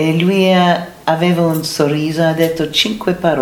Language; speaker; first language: Italian; non-native, learner; English